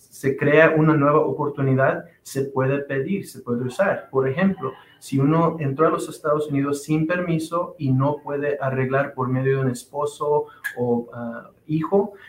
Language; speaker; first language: Spanish; early bilingual, heritage; Spanish